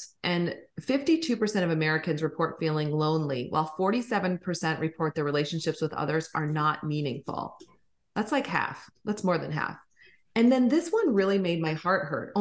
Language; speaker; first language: English; native; English